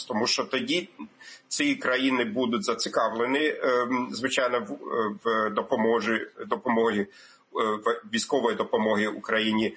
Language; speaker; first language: Ukrainian; non-native, fluent; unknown